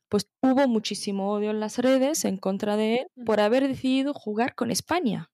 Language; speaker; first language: Spanish; non-native, fluent; Arabic